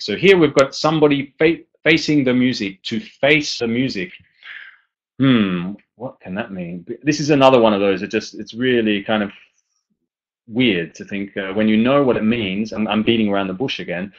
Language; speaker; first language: English; native; English